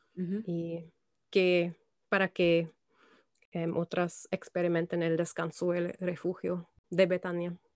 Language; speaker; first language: Spanish; non-native, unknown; German